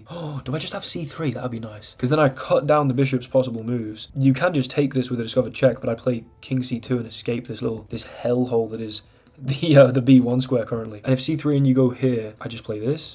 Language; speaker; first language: English; native; English